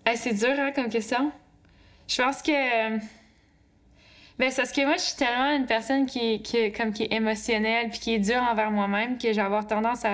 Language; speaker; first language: French; native; French